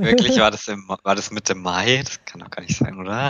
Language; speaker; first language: German; native; German